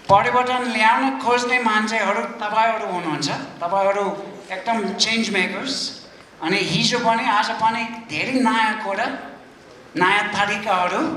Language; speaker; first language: Nepali; non-native, fluent; English